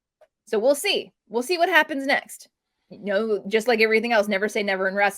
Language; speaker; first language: English; native; English